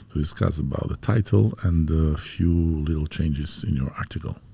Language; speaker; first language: English; non-native, fluent; Albanian